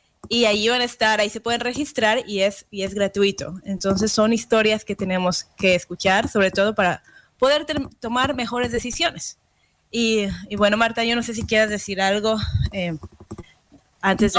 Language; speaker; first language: Spanish; native; Spanish